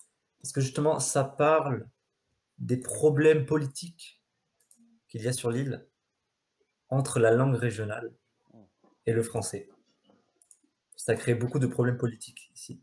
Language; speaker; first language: French; native; French